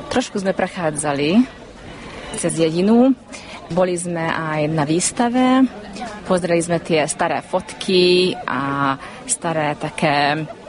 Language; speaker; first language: Slovak; non-native, local second language; Hungarian